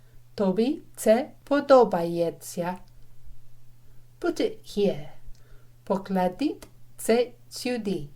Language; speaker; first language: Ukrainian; non-native, learner; English